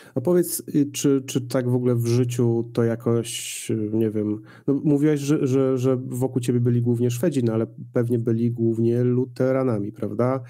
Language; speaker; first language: Polish; native; Polish